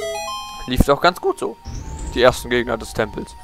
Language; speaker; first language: German; native; German